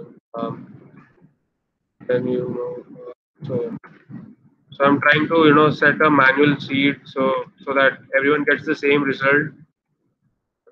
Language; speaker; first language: English; non-native, local second language; Hindi